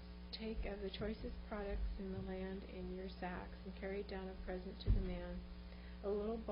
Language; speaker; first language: English; native; English